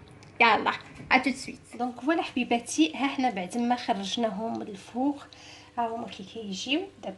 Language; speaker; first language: Arabic; native; Arabic